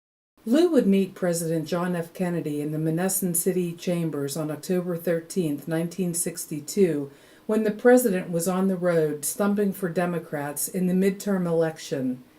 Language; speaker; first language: English; native; English